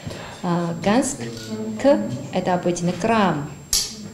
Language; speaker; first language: Russian; non-native, learner; Chinese